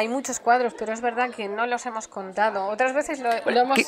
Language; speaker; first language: Spanish; native; Spanish